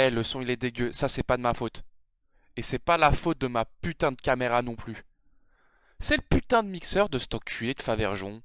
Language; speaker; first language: French; native; French